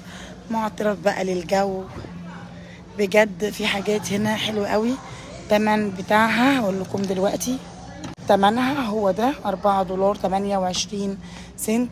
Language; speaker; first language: Arabic; native; Arabic